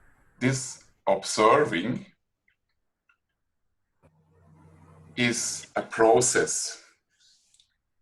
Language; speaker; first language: English; non-native, fluent; German